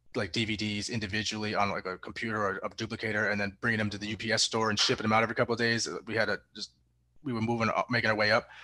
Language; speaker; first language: English; native; English